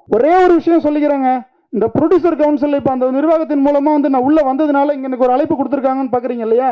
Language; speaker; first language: Tamil; native; Tamil